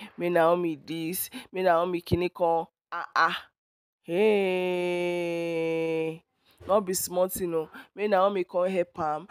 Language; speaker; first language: Nigerian Pidgin; non-native, local second language; Yoruba